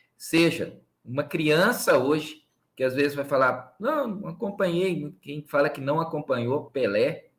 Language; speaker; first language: Portuguese; native; Portuguese